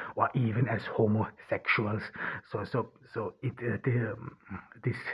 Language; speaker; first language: English; non-native, fluent; Turkish